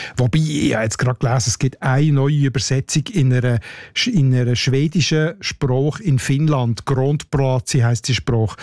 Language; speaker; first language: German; native; German